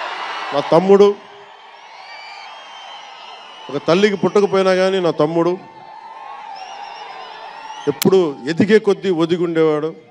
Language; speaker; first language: Telugu; native; Telugu